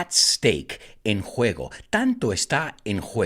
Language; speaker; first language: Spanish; non-native, fluent; English